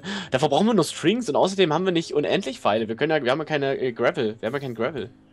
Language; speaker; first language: German; native; German